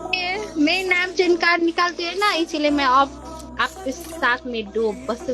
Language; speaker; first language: Hindi; non-native, learner; Nepali